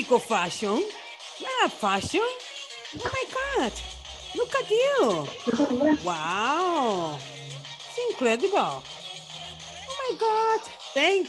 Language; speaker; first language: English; non-native, learner; Spanish